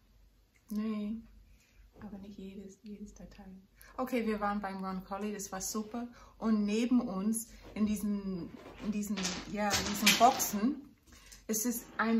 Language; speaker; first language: German; non-native, fluent; English